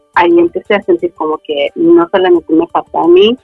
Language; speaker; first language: Spanish; early bilingual, other home language; Swedish